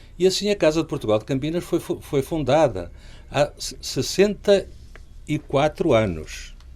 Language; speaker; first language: Portuguese; native; Portuguese